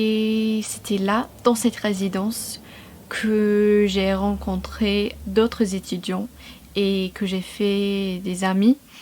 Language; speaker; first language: French; non-native, fluent; English